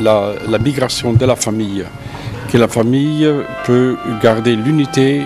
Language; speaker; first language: French; non-native, fluent; German